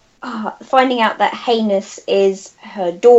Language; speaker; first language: English; native; English